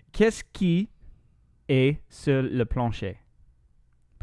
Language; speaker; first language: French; non-native, learner; English